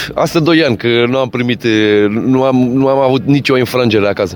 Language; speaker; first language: Romanian; non-native, fluent; Portuguese